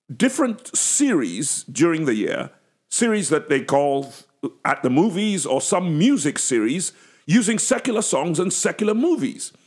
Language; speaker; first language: English; native; English